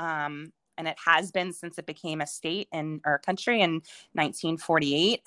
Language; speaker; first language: English; native; English